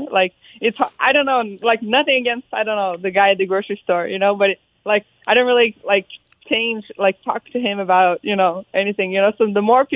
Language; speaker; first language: English; native; English